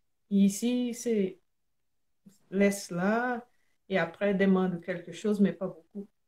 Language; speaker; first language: French; non-native, learner; Portuguese